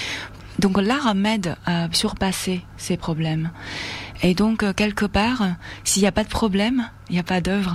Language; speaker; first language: French; non-native, fluent; Chinese